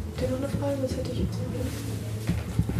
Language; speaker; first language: German; non-native, learner; Turkish